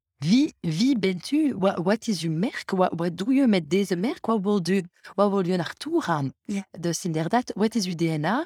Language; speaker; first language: Dutch; non-native, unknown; French